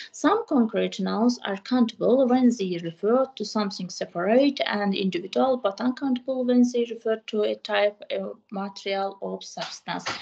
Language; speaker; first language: English; non-native, fluent; Azerbaijani